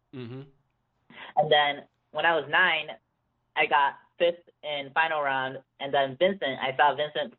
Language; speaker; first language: English; native; English